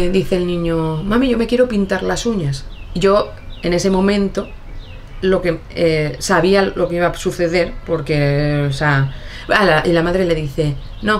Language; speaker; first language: Spanish; native; Spanish